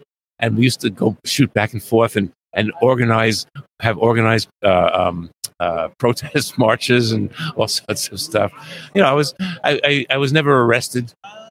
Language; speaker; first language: English; native; English